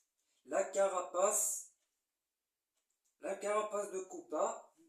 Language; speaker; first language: French; native; French